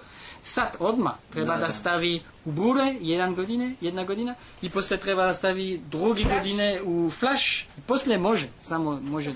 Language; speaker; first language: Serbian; non-native, learner; French